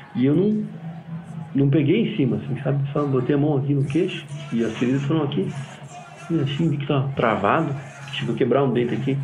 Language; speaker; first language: Portuguese; native; Portuguese